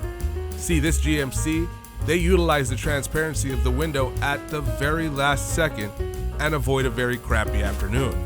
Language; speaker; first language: English; native; English